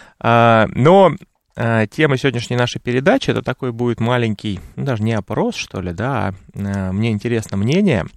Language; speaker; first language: Russian; native; Russian